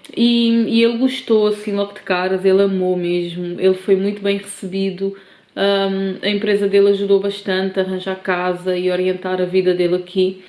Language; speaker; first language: Portuguese; non-native, local second language; Kabuverdianu